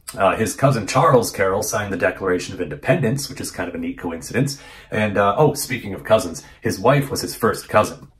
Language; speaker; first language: English; native; English